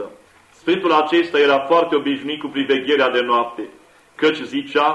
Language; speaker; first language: Romanian; native; Romanian